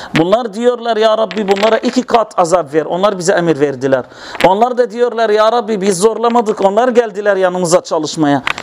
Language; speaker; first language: Turkish; non-native, fluent; Arabic